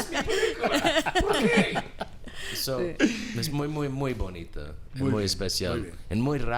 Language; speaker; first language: Spanish; non-native, learner; English